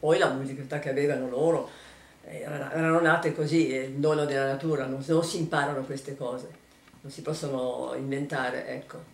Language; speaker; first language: Italian; early bilingual, heritage; Italian